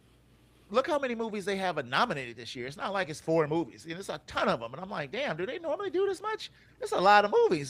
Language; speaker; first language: English; native; English